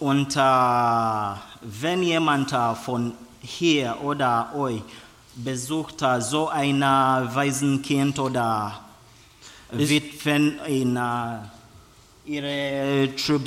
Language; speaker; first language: German; non-native, learner; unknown